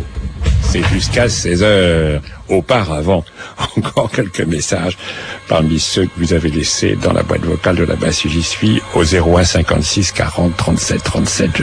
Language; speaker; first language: French; native; French